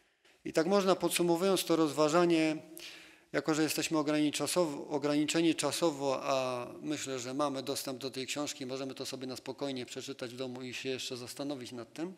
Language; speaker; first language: Polish; native; Polish